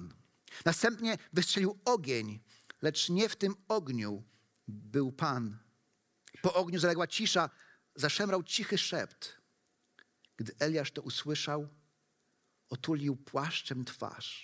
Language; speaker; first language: Polish; native; Polish